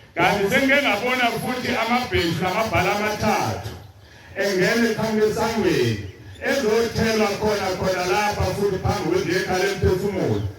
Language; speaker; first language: Zulu; native; Zulu